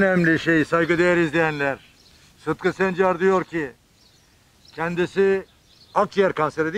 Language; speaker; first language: Turkish; native; Turkish